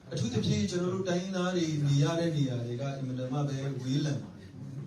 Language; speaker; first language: Burmese; non-native, local second language; Tedim Chin